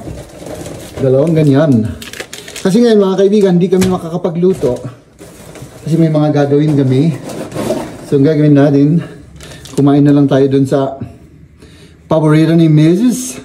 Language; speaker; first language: Filipino; native; Filipino